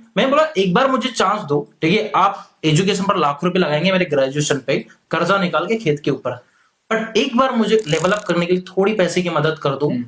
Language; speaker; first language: Hindi; non-native, local second language; Marathi